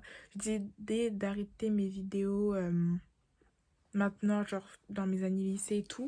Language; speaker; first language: French; native; French